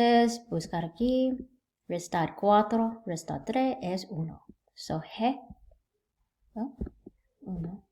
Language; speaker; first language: Spanish; non-native, learner; English